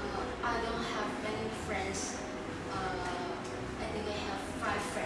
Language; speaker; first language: English; non-native, learner; Vietnamese